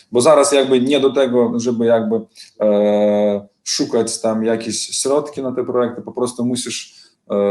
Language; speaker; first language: Polish; non-native, learner; Belarusian